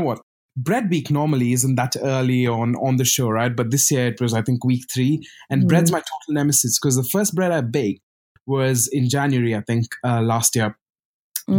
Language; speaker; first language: English; non-native, local second language; Tamil